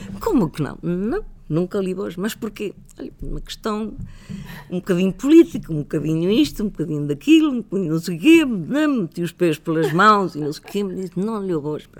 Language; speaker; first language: Portuguese; non-native, fluent; Spanish